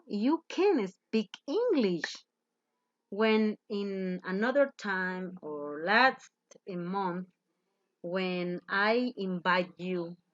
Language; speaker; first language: English; non-native, learner; Spanish